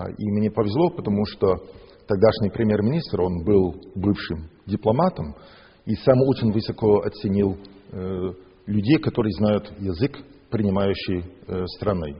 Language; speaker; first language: Russian; non-native, fluent; English